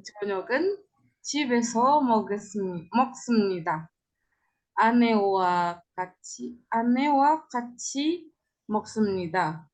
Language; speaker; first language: Korean; non-native, learner; Indonesian